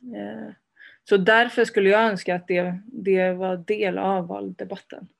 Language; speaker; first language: Swedish; early bilingual, other home language; Spanish